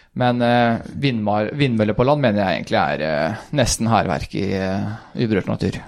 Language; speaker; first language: Norwegian; early bilingual, other home language; Swedish